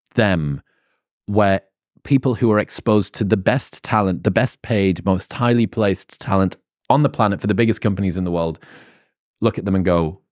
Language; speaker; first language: English; native; English